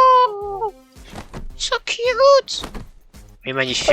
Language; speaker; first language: French; native; French